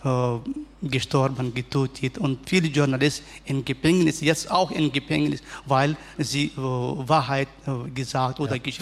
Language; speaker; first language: German; non-native, learner; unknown